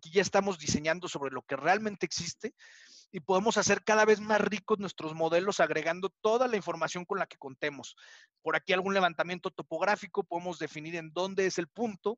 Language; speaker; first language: Spanish; native; Spanish